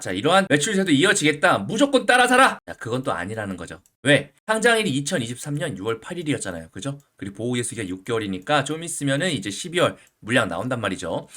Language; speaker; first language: Korean; native; Korean